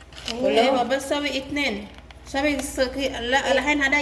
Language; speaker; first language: Arabic; non-native, learner; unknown